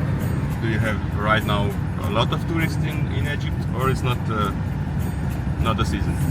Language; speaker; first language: English; non-native, learner; Hungarian